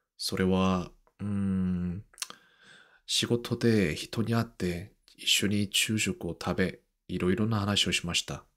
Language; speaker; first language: Japanese; non-native, learner; Korean